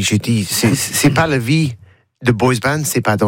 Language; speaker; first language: French; non-native, learner; English